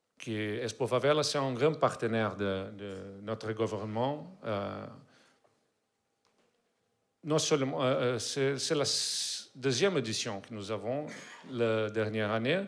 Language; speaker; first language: French; non-native, learner; Portuguese